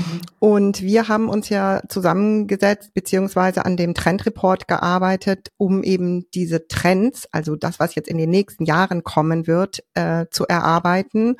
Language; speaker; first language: German; native; German